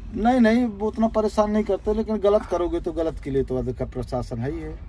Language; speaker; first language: Hindi; native; Hindi